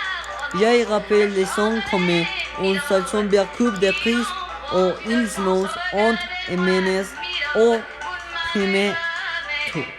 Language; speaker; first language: French; non-native, learner; Spanish